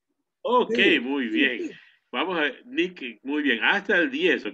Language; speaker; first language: Spanish; native; Spanish